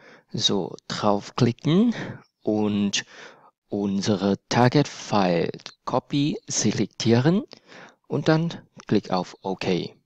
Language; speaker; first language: German; non-native, fluent; Vietnamese